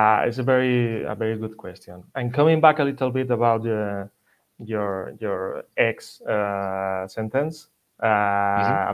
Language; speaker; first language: English; non-native, fluent; Spanish